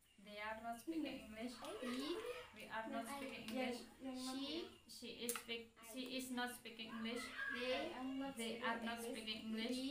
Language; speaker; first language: English; non-native, learner; Indonesian